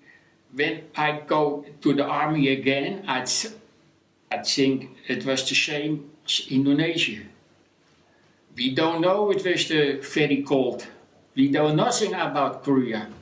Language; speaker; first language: English; non-native, learner; Dutch